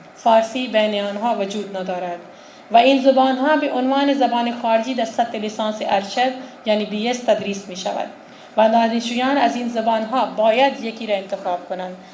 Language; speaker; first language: Persian; non-native, fluent; Urdu